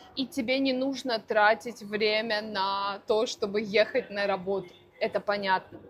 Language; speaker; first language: Russian; native; Russian